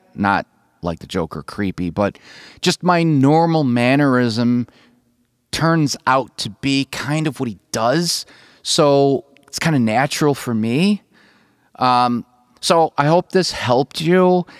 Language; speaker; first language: English; native; English